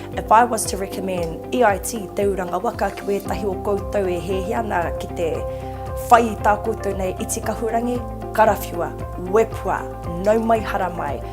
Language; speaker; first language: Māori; non-native, local second language; English